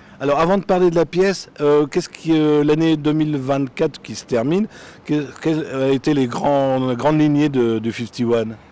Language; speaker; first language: French; native; French